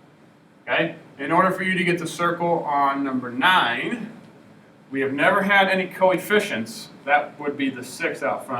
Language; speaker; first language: English; native; English